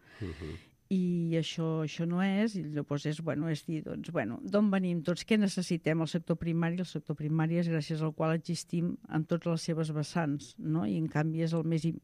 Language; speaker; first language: Catalan; native; Catalan